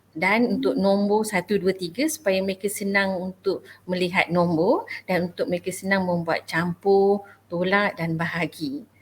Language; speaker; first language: Malay; native; Malay